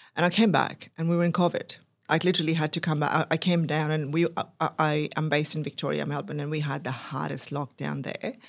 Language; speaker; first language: English; non-native, local second language; Urdu